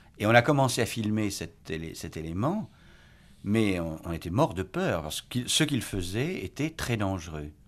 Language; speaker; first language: French; native; French